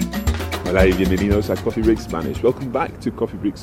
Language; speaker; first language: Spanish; non-native, fluent; English